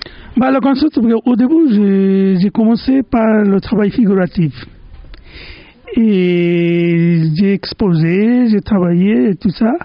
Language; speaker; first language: French; non-native, fluent; Bangla